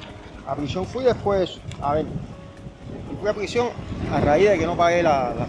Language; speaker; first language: Spanish; native; Spanish